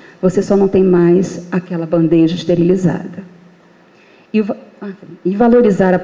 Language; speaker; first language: Portuguese; native; Portuguese